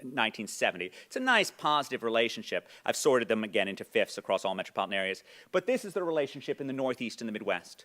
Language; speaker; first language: English; native; English